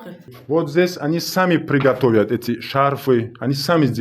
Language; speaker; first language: Russian; non-native, local second language; Tajik